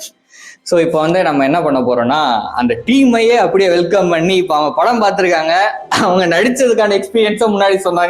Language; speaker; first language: Tamil; native; Tamil